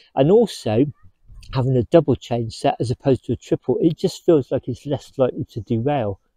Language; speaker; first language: English; native; English